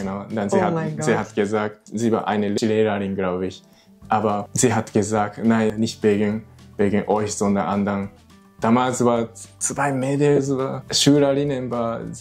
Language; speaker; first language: German; non-native, learner; Japanese